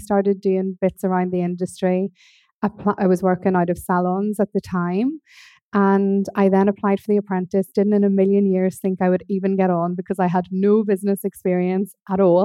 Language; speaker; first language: English; native; English